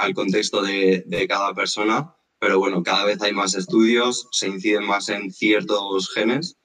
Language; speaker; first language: Spanish; native; Spanish